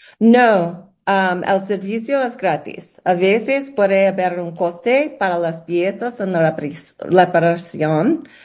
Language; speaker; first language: Spanish; non-native, learner; English